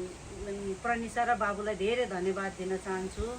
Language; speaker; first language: Nepali; non-native, local second language; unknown